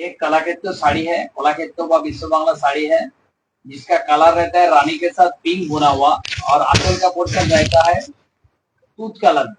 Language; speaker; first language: Hindi; non-native, local second language; Bangla